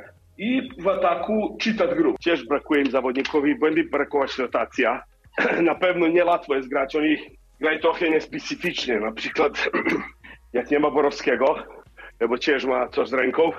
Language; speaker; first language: Polish; non-native, learner; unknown